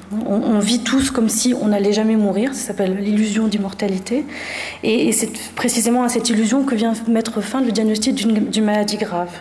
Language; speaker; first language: French; native; French